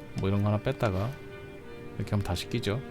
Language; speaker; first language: Korean; native; Korean